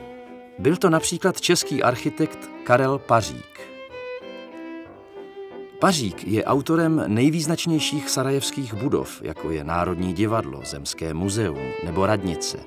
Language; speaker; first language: Czech; native; Czech